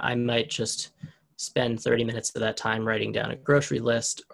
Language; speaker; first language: English; native; English